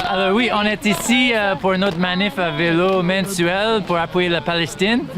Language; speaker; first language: French; non-native, local second language; English